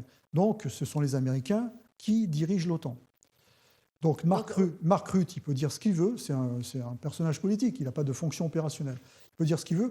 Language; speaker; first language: French; native; French